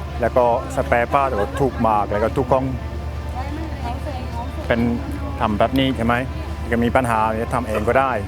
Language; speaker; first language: Thai; non-native, learner; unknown